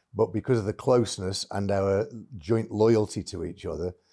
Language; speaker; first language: English; native; English